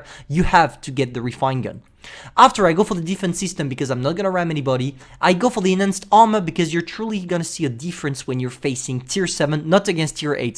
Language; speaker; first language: English; non-native, fluent; French